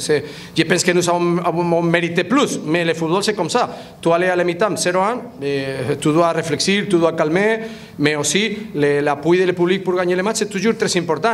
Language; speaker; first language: French; non-native, fluent; Spanish